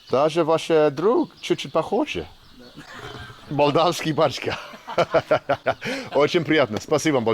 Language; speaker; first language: Russian; non-native, learner; English